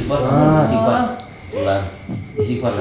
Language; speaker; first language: Indonesian; native; Indonesian